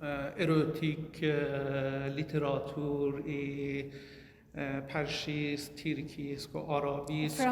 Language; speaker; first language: Norwegian; non-native, learner; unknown